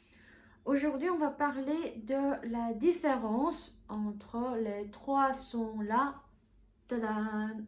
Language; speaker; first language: French; non-native, fluent; Korean